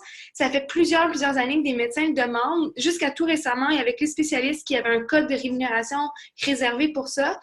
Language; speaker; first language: French; native; French